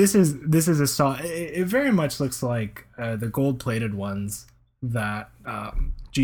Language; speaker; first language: English; early bilingual, other home language; Spanish